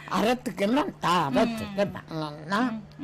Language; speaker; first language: Korean; non-native, local second language; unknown